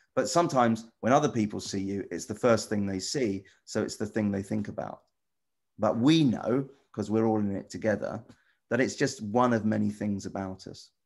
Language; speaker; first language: English; native; English